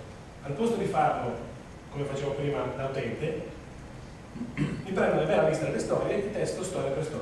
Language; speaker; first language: Italian; native; Italian